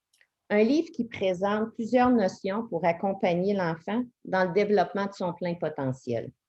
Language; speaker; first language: French; native; French